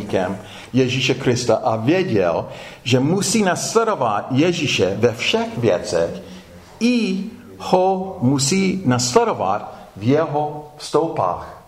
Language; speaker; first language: Czech; non-native, fluent; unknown